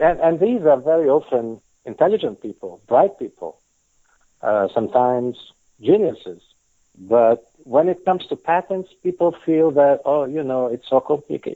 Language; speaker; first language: English; non-native, fluent; Italian